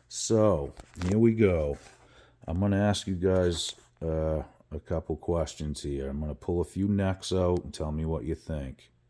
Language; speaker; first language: English; native; English